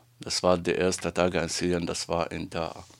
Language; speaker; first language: German; non-native, learner; Arabic